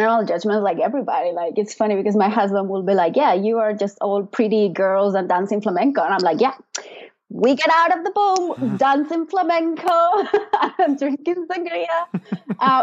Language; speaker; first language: English; non-native, fluent; Spanish